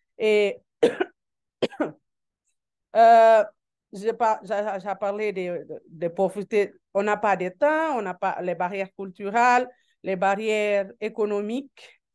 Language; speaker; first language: French; non-native, learner; Portuguese